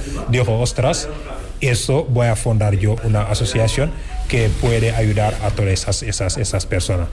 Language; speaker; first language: Spanish; non-native, fluent; Wolof